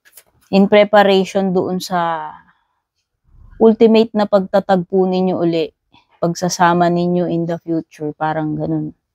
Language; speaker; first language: Filipino; native; Filipino